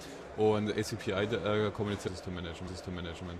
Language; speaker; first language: German; native; German